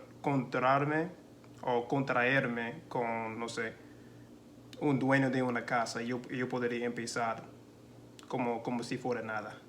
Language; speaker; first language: Spanish; non-native, learner; English